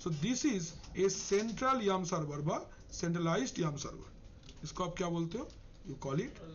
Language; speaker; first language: Hindi; non-native, local second language; Bangla